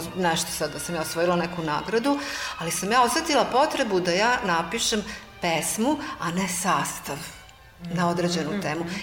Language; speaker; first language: Serbian; non-native, local second language; Hungarian